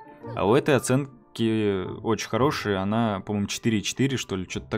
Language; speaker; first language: Russian; native; Russian